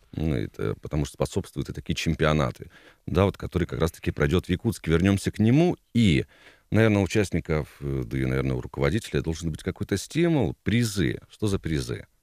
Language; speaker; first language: Russian; native; Russian